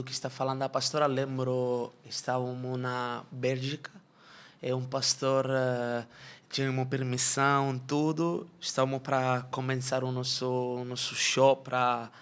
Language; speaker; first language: Portuguese; non-native, fluent; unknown